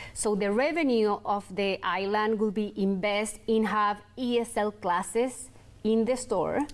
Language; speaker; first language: English; non-native, fluent; Spanish